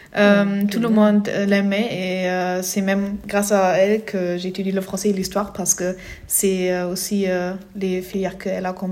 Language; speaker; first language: French; non-native, fluent; German